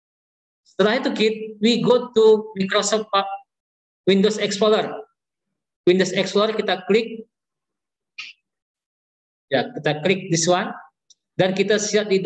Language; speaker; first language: Indonesian; non-native, learner; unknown